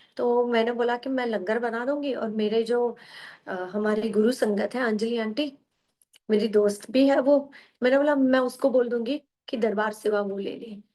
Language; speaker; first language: Hindi; non-native, local second language; Gujarati